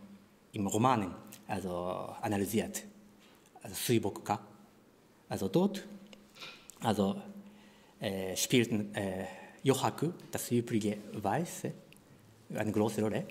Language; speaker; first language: German; non-native, fluent; Japanese